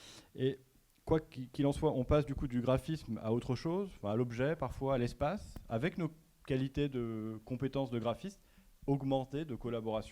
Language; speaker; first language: French; native; French